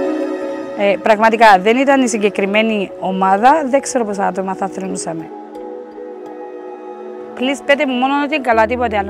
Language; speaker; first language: Greek; native; Greek